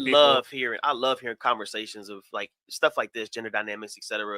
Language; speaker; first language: English; native; English